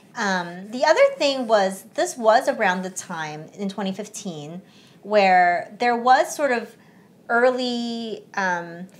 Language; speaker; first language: English; early bilingual, other home language; Chinese